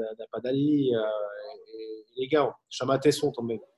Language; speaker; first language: Portuguese; non-native, learner; French